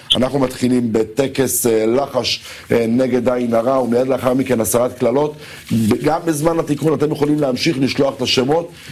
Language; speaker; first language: Hebrew; native; Hebrew